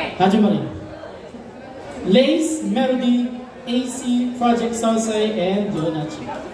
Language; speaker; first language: English; non-native, local second language; Filipino